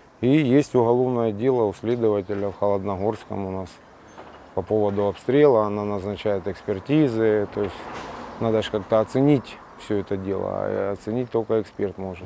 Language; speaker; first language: Russian; native; Russian